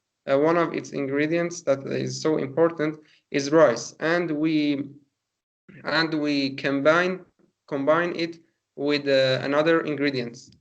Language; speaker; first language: English; non-native, learner; Persian